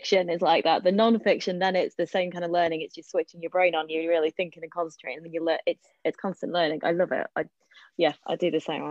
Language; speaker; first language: English; non-native, local second language; Welsh